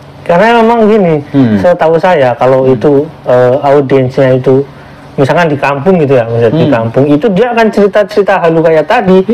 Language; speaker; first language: Indonesian; native; Indonesian